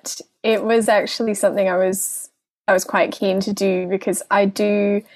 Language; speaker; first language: English; native; English